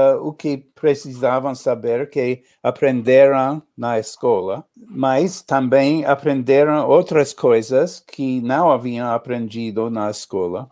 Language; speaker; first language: Portuguese; non-native, learner; English